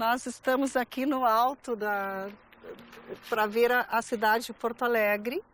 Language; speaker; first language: Portuguese; early bilingual, other home language; Galician